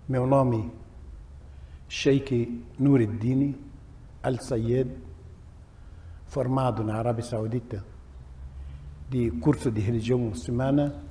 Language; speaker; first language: Portuguese; non-native, learner; Arabic